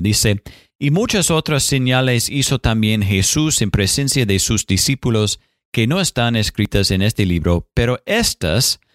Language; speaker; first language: Spanish; non-native, fluent; English